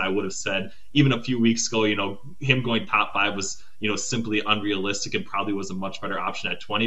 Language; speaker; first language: English; native; English